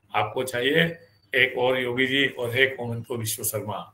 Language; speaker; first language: Hindi; non-native, local second language; Gujarati